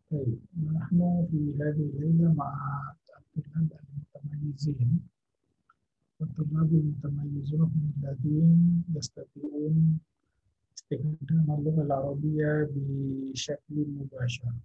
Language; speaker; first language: Arabic; non-native, fluent; Indonesian